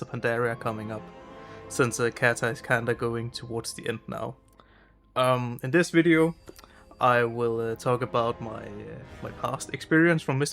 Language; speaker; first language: English; non-native, fluent; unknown